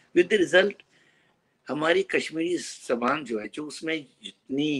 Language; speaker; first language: Hindi; native; Hindi